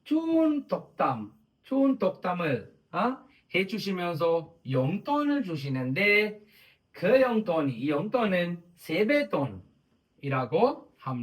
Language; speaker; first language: Korean; non-native, local second language; Sinhala